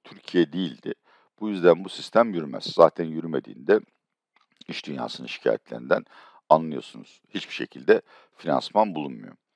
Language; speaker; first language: Turkish; native; Turkish